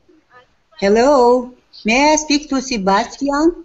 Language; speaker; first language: English; non-native, fluent; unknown